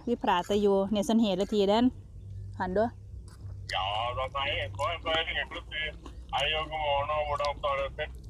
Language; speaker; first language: Norwegian; non-native, learner; Thai